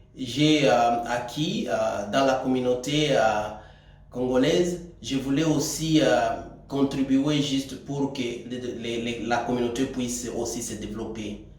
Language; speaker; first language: French; non-native, local second language; Swahili